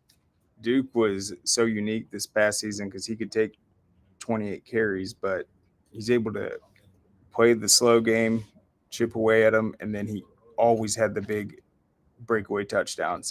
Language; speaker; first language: English; native; English